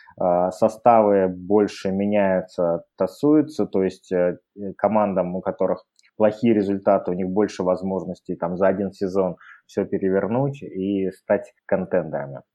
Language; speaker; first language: Russian; native; Russian